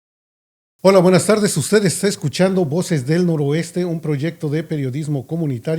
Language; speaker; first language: Spanish; native; Spanish